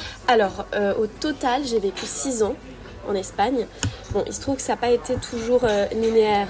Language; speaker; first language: French; native; French